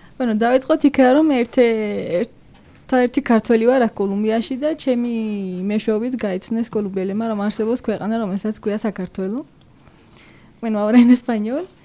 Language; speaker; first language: Spanish; non-native, fluent; Georgian